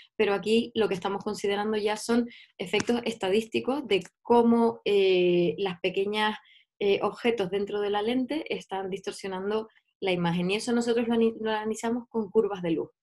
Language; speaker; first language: Spanish; native; Spanish